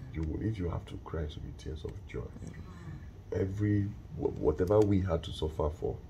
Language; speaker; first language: English; non-native, local second language; Yoruba